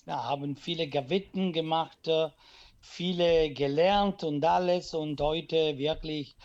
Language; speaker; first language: German; non-native, learner; Italian